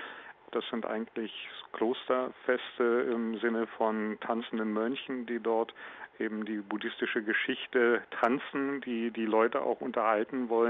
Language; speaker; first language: German; native; German